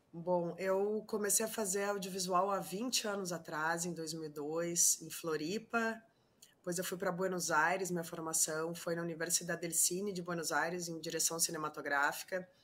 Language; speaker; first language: Portuguese; non-native, fluent; Spanish